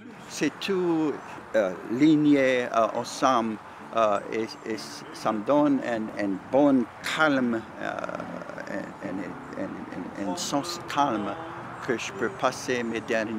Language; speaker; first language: French; native; French